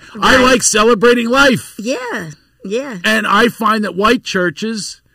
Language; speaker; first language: English; native; English